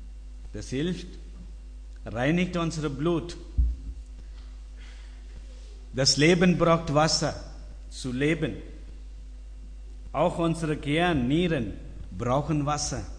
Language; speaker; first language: German; non-native, learner; Tamil